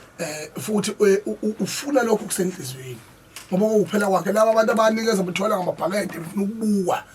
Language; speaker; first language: Zulu; native; Zulu